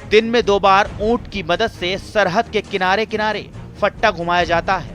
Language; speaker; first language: Hindi; native; Hindi